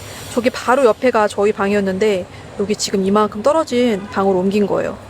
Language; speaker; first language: Korean; native; Korean